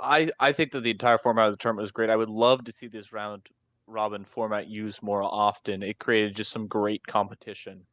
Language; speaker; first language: English; native; English